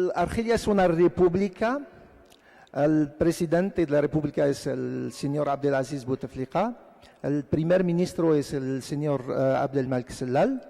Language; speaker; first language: Spanish; non-native, fluent; Arabic